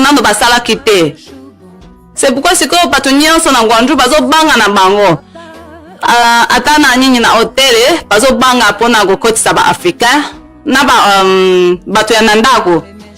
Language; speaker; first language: Lingala; non-native, fluent; Chinese